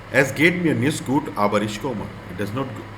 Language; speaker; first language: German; non-native, learner; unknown